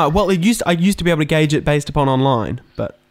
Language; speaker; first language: English; native; English